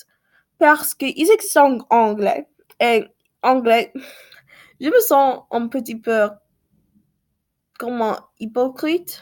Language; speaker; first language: French; non-native, learner; English